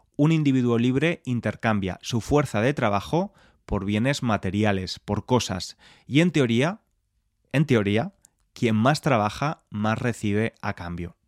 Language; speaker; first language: Spanish; native; Spanish